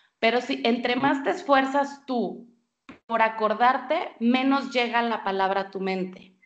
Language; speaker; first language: Spanish; native; Spanish